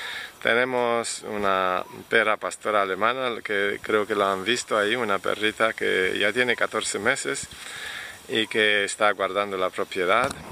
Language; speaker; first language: Spanish; non-native, fluent; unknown